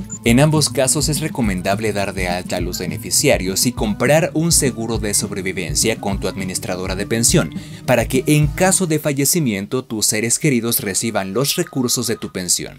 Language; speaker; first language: Spanish; native; Spanish